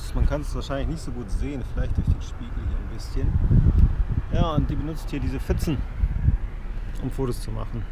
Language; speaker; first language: German; native; German